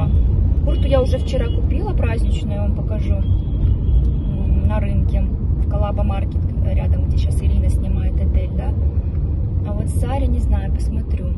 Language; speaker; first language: Russian; native; Russian